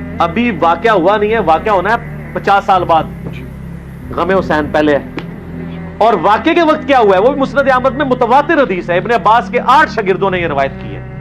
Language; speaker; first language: Urdu; non-native, local second language; Punjabi